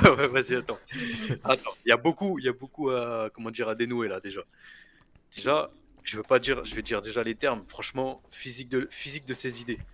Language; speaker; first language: French; native; French